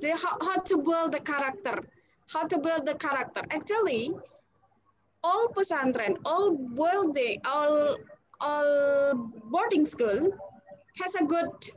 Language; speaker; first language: English; non-native, learner; Indonesian